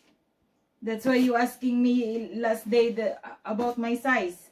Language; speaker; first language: English; non-native, learner; Filipino